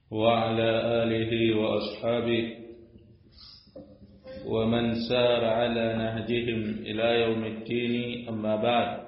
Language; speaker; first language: Arabic; non-native, fluent; Swahili